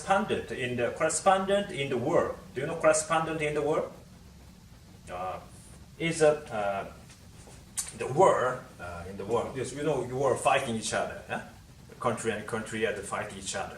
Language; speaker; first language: English; non-native, learner; Korean